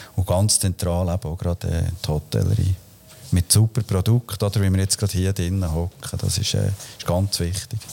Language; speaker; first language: German; native; German